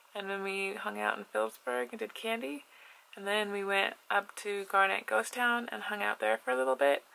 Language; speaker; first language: English; native; English